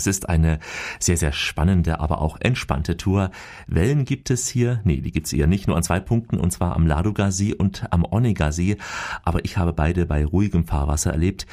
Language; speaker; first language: German; native; German